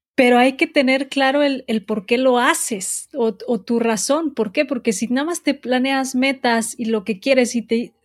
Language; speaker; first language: Spanish; native; Spanish